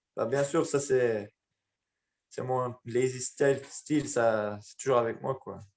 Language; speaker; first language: French; early bilingual, other home language; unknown